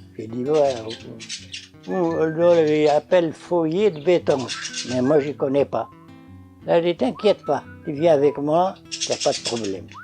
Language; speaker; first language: French; non-native, learner; Portuguese